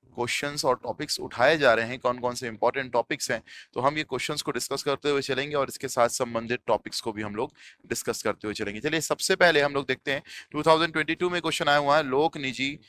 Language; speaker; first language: Hindi; native; Hindi